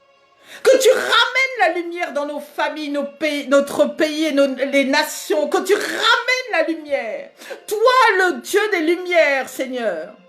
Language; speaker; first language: French; native; French